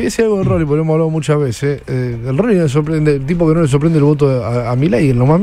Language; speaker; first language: Spanish; native; Spanish